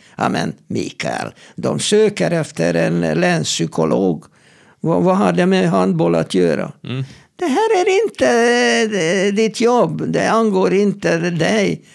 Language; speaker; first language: Swedish; non-native, fluent; Hungarian